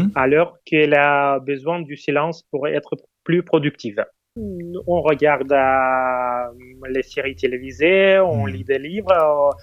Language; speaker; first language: French; non-native, fluent; Russian